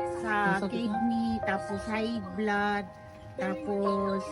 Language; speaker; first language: Filipino; non-native, local second language; Cebuano